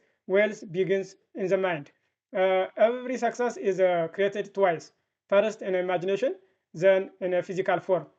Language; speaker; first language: English; non-native, fluent; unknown